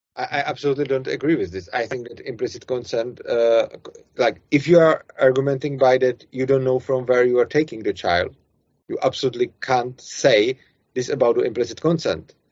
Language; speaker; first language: English; non-native, fluent; Czech